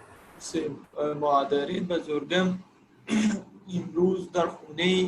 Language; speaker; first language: Persian; non-native, learner; Urdu